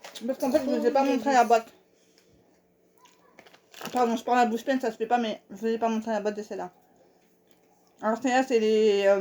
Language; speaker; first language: French; native; French